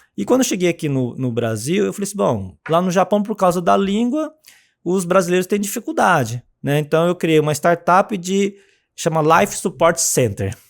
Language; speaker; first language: Portuguese; native; Portuguese